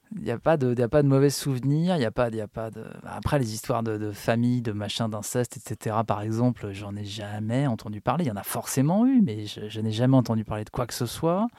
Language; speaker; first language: French; native; French